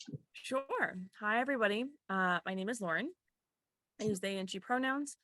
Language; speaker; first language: English; native; English